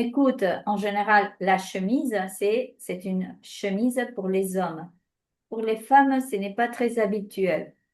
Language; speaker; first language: French; non-native, fluent; Spanish